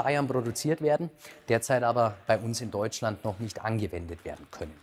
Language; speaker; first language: German; native; German